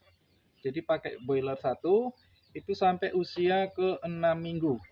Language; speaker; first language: Indonesian; native; Indonesian